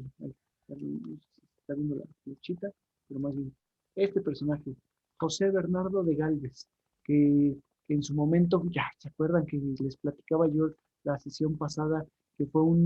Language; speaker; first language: Spanish; native; Spanish